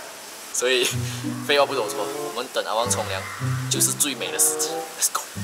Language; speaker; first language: Chinese; native; Chinese